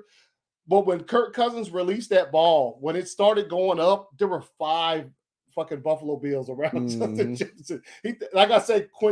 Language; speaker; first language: English; native; English